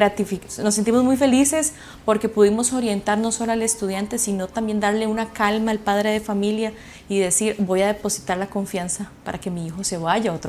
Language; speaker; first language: Spanish; native; Spanish